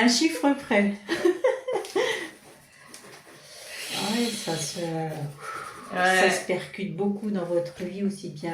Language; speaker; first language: French; native; French